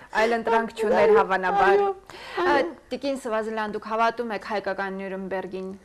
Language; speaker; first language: Armenian; native; Armenian